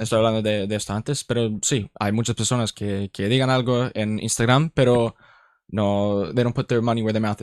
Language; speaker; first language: Spanish; non-native, learner; English